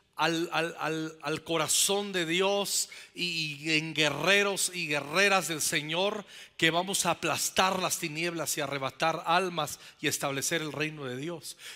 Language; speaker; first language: Spanish; native; Spanish